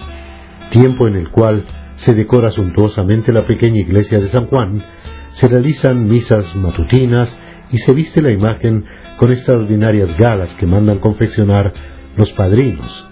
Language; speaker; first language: Spanish; native; Spanish